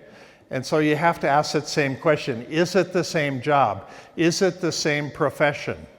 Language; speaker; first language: English; native; English